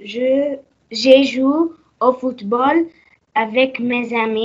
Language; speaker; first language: French; non-native, learner; Arabic